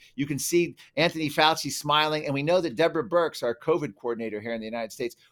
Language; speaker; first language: English; native; English